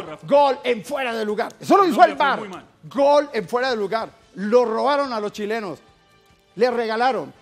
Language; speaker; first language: Spanish; native; Spanish